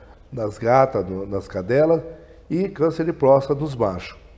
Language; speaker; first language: Portuguese; native; Portuguese